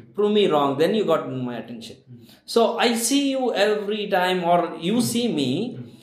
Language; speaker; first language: English; non-native, local second language; Tamil